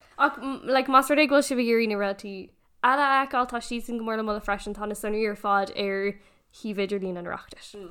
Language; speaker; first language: Irish; non-native, local second language; English